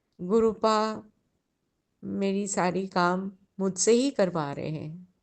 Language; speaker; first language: Hindi; non-native, local second language; Bangla